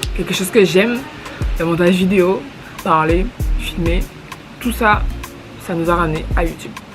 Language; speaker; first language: French; native; French